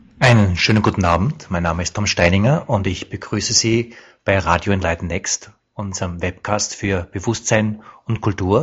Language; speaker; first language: German; native; German